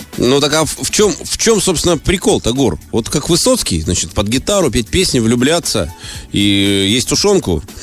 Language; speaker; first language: Russian; native; Russian